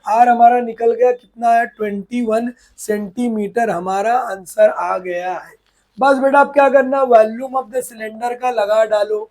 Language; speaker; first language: Hindi; non-native, local second language; Urdu